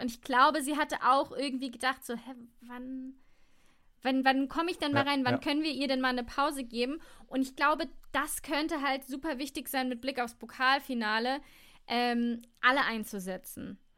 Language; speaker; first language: German; native; German